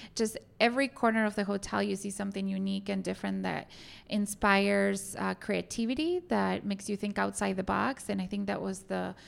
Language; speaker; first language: English; non-native, fluent; Spanish